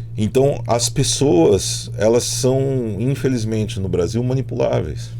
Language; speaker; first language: Portuguese; native; Portuguese